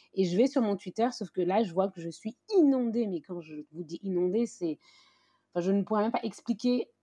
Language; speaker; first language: French; native; French